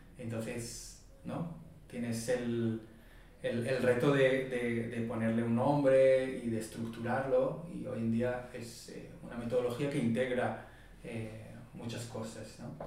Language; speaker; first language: Spanish; non-native, fluent; Hebrew